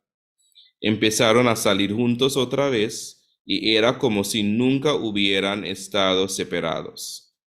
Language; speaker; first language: Spanish; non-native, fluent; English